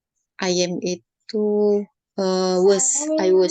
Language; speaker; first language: English; non-native, learner; Indonesian